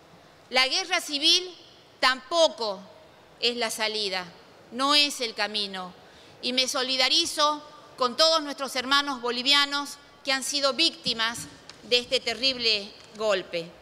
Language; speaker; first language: Spanish; native; Spanish